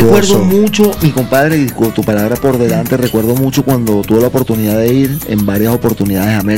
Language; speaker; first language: Spanish; native; Spanish